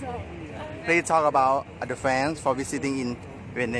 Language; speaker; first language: English; non-native, learner; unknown